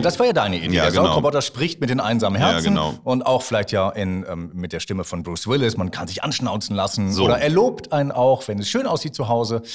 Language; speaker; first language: German; native; German